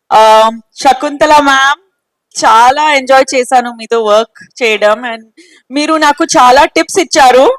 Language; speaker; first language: Telugu; non-native, fluent; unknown